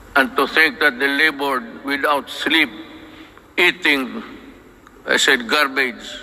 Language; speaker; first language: English; non-native, local second language; Cebuano